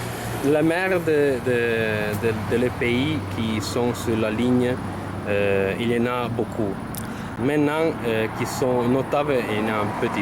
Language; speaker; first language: French; non-native, learner; Italian